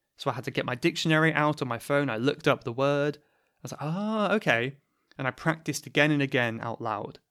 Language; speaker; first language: English; native; English